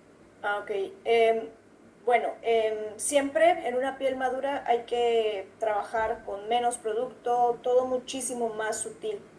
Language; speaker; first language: Spanish; native; Spanish